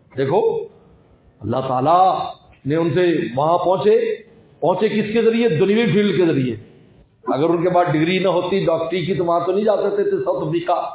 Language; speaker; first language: Urdu; non-native, local second language; Punjabi